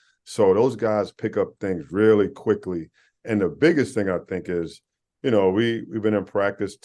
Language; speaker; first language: English; native; English